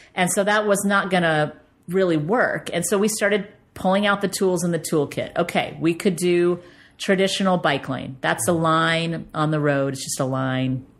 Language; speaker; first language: English; native; English